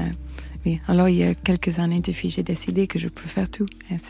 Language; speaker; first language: French; non-native, fluent; English